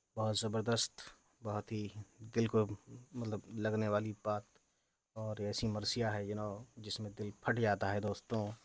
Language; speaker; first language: Urdu; native; Urdu